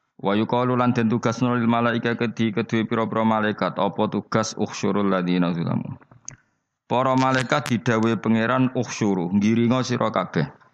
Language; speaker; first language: Indonesian; non-native, local second language; Javanese